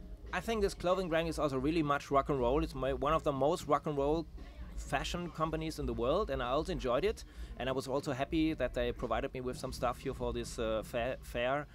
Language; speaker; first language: English; non-native, fluent; German